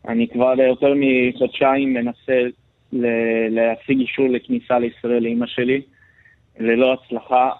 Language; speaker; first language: Hebrew; non-native, fluent; Portuguese